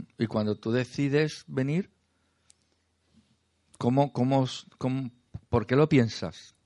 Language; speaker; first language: Spanish; native; Spanish